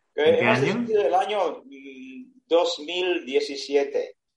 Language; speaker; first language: Spanish; non-native, fluent; Serbian